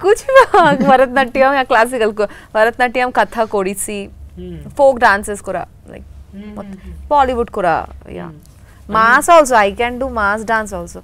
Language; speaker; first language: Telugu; non-native, learner; Bangla